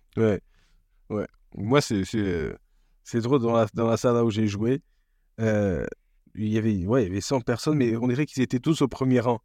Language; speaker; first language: French; non-native, fluent; Portuguese